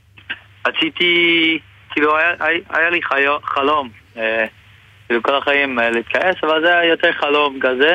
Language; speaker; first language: Hebrew; non-native, fluent; English